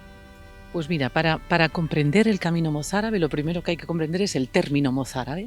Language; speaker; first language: Spanish; native; Spanish